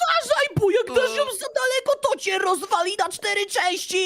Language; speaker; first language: Polish; native; Polish